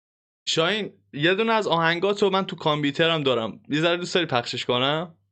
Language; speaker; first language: Persian; native; Persian